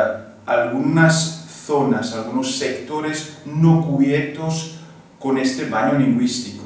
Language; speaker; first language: Spanish; non-native, fluent; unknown